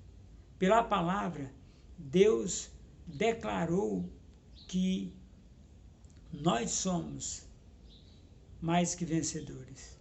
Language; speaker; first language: Portuguese; native; Portuguese